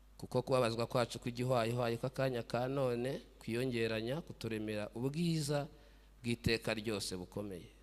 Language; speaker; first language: Kinyarwanda; native; Kinyarwanda